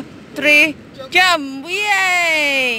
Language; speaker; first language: English; non-native, learner; Indonesian